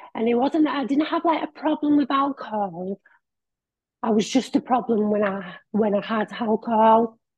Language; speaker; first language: English; native; English